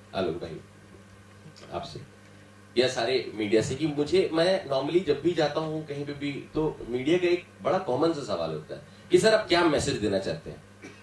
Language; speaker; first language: Hindi; native; Hindi